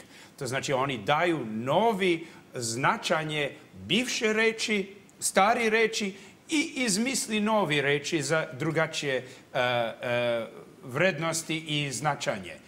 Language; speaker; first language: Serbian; early bilingual, heritage; English